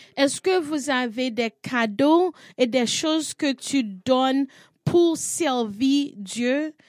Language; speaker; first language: French; non-native, learner; English